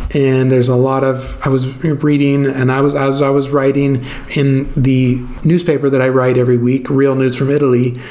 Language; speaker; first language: English; native; English